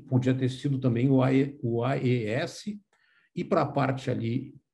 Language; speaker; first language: Portuguese; native; Portuguese